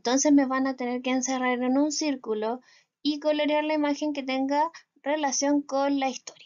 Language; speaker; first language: Spanish; native; Spanish